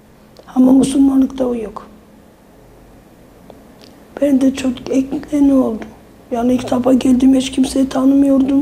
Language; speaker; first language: Turkish; non-native, fluent; Armenian